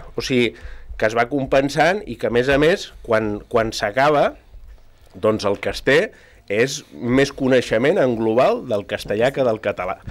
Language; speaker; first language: Catalan; non-native, local second language; Spanish